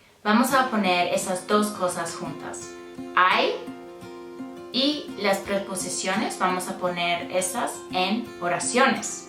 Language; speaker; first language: Spanish; non-native, fluent; English